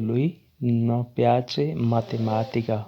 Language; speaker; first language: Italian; non-native, learner; Urdu